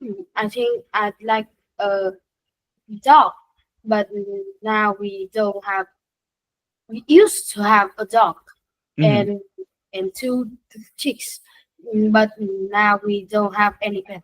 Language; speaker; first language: English; non-native, learner; Vietnamese